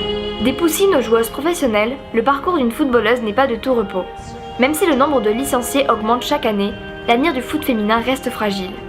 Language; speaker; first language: French; native; French